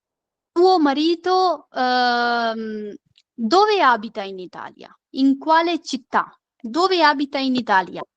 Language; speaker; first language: Italian; non-native, fluent; Urdu